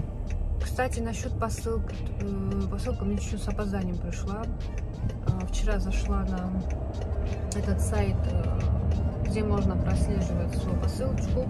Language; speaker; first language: Russian; native; Russian